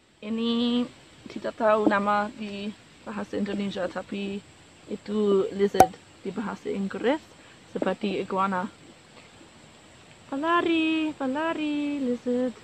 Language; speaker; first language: Indonesian; non-native, learner; English